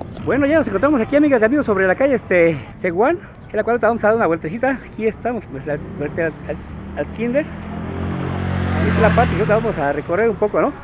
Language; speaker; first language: Spanish; native; Spanish